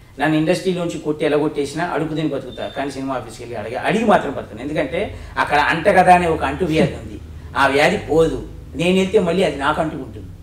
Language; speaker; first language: Telugu; native; Telugu